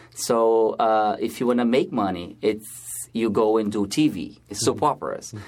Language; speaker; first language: English; non-native, fluent; Portuguese